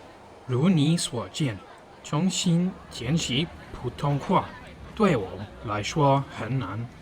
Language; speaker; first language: Chinese; non-native, learner; English